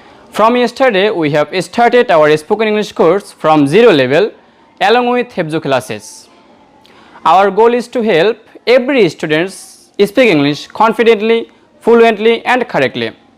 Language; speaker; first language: English; non-native, local second language; Bangla